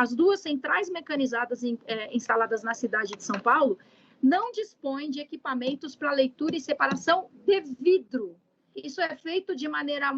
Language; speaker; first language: Portuguese; native; Portuguese